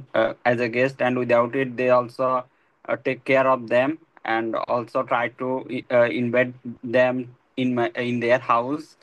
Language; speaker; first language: English; non-native, learner; Bangla